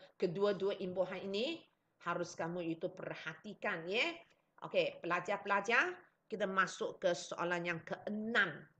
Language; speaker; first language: Malay; non-native, local second language; Chinese